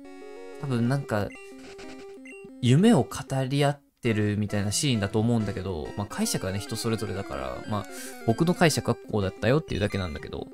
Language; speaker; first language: Japanese; native; Japanese